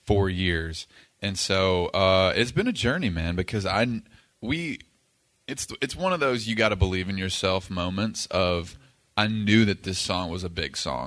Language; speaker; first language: English; native; English